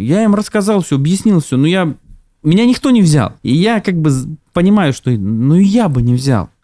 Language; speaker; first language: Russian; native; Russian